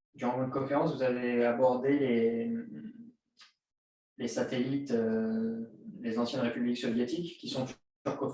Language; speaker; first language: French; native; French